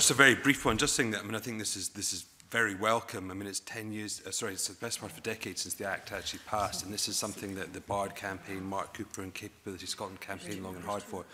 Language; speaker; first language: English; native; English